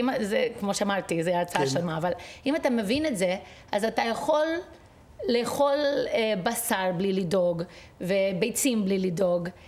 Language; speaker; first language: Hebrew; non-native, fluent; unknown